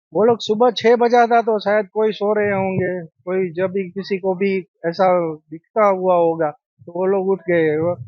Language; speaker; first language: Hindi; non-native, local second language; Gujarati